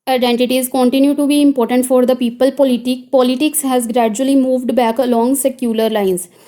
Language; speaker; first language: English; non-native, local second language; Punjabi